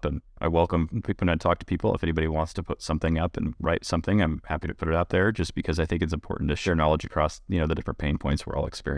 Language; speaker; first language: English; native; English